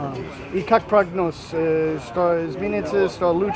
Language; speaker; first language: Russian; non-native, learner; English